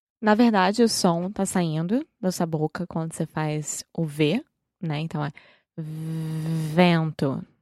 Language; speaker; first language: Portuguese; native; Portuguese